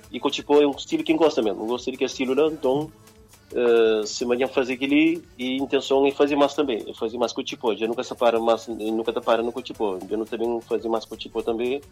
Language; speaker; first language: Portuguese; non-native, local second language; Kabuverdianu